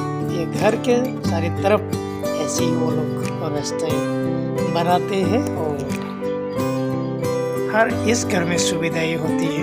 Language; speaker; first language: Hindi; non-native, local second language; Bodo